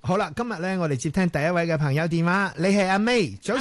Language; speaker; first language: Cantonese; native; Cantonese